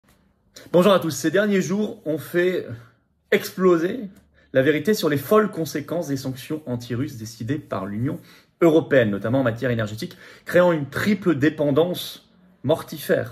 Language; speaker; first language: French; native; French